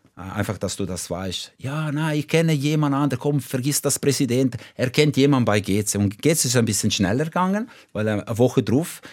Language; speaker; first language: German; non-native, local second language; Italian